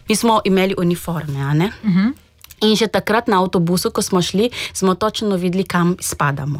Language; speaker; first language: Slovenian; non-native, fluent; Portuguese